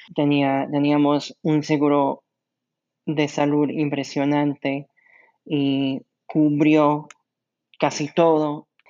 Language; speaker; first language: Spanish; non-native, fluent; English